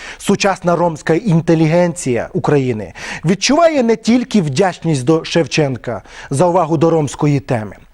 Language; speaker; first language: Ukrainian; non-native, local second language; Romany